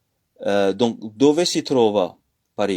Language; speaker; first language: Italian; non-native, fluent; French